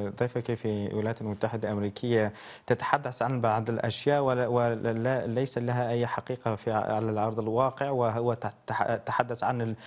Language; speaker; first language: Arabic; non-native, fluent; Turkish